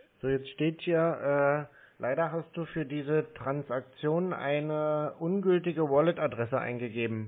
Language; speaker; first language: German; native; German